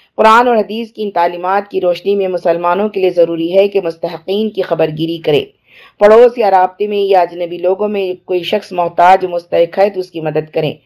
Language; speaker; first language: Urdu; native; Urdu